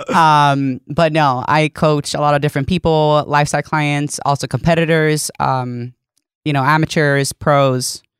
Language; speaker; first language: English; non-native, fluent; Swedish